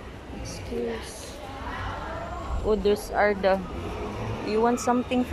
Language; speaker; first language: English; non-native, local second language; Filipino